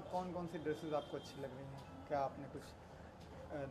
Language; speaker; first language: Hindi; native; Hindi